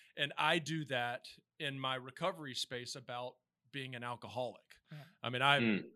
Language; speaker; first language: English; native; English